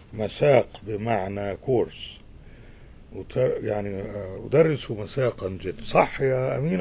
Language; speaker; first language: Arabic; native; Arabic